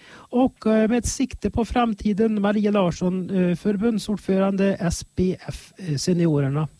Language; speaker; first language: Swedish; native; Swedish